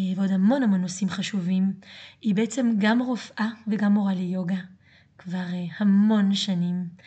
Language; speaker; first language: Hebrew; early bilingual, other home language; French